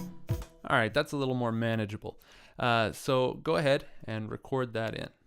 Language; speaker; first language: English; native; English